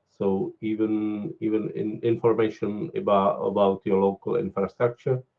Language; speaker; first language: English; non-native, fluent; Czech